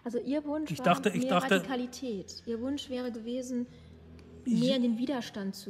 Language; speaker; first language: German; native; German